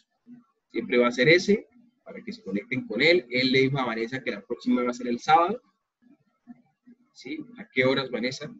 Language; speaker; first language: Spanish; native; Spanish